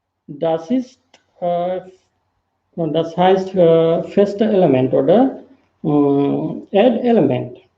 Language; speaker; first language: German; non-native, fluent; Sinhala